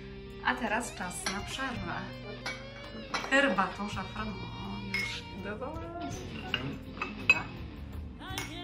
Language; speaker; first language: Polish; native; Polish